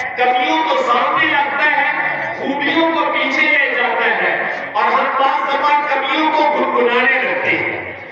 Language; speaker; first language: Urdu; non-native, local second language; Punjabi